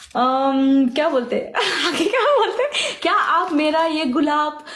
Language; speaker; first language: Hindi; non-native, local second language; Bangla